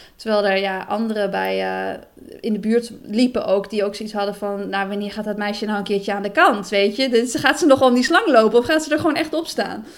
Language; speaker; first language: Dutch; native; Dutch